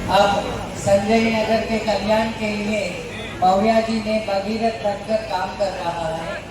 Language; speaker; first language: Hindi; non-native, local second language; Kannada